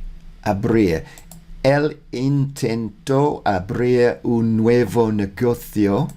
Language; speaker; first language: Spanish; non-native, learner; English